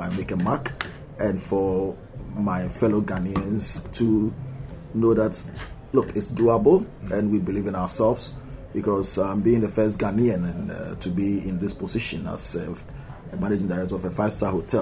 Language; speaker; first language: English; non-native, local second language; Akan